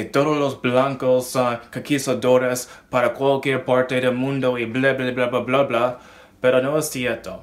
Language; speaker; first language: Spanish; non-native, learner; English